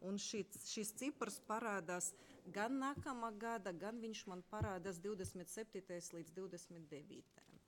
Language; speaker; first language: Latvian; non-native, local second language; Russian